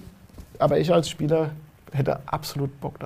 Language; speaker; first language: German; native; German